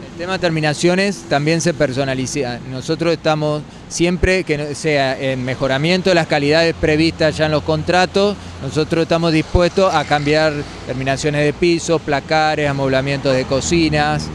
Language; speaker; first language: Spanish; native; Spanish